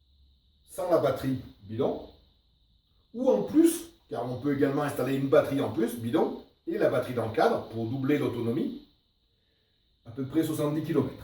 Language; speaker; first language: French; native; French